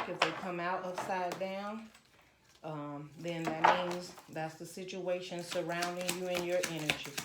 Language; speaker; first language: English; native; English